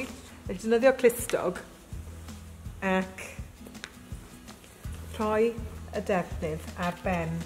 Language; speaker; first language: Welsh; native; Welsh